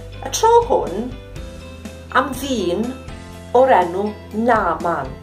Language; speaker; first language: Welsh; non-native, local second language; English